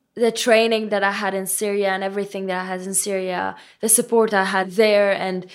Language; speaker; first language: English; non-native, fluent; Arabic